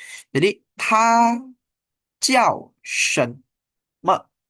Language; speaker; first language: Chinese; non-native, fluent; Indonesian